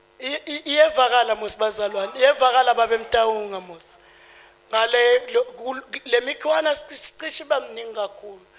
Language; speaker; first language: Zulu; native; Zulu